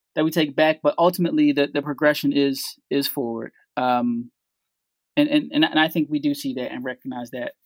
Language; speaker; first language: English; native; English